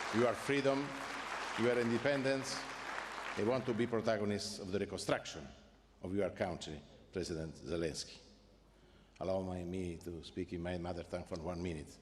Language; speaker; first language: English; non-native, fluent; Italian